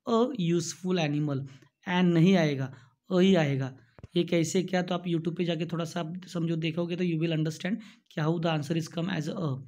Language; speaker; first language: Hindi; non-native, local second language; Marathi